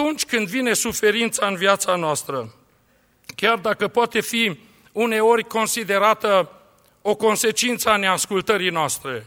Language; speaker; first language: Romanian; native; Romanian